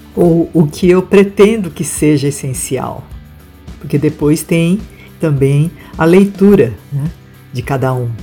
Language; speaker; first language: Portuguese; non-native, local second language; Japanese